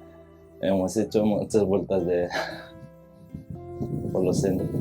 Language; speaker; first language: Spanish; non-native, fluent; Arabic